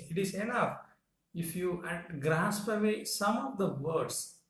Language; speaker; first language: English; non-native, local second language; Tamil